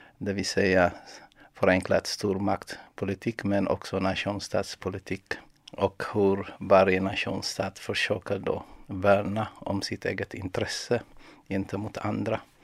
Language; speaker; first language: Swedish; non-native, fluent; Amharic